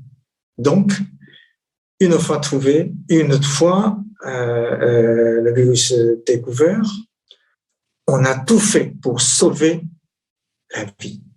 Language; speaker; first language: French; non-native, fluent; Chinese